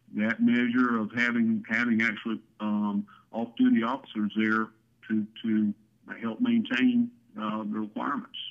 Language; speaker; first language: English; native; English